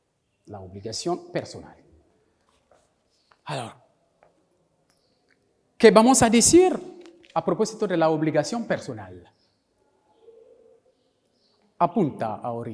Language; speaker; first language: Spanish; non-native, local second language; French